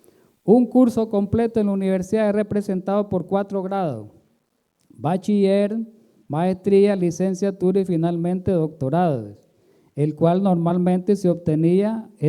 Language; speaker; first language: Spanish; native; Spanish